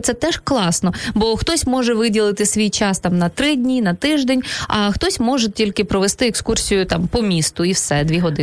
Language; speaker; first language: Ukrainian; native; Ukrainian